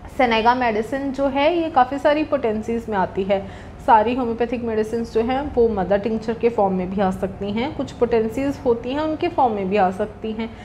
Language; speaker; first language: Hindi; native; Hindi